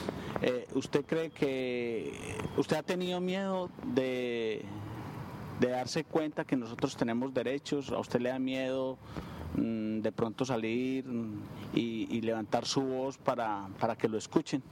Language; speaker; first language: Spanish; native; Spanish